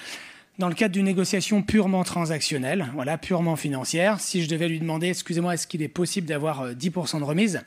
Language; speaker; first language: French; native; French